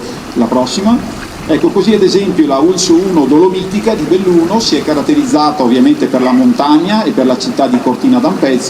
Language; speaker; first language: Italian; native; Italian